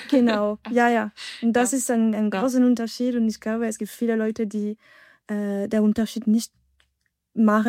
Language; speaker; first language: German; non-native, fluent; French